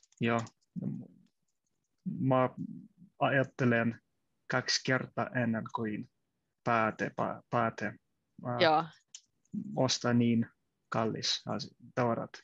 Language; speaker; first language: Finnish; non-native, learner; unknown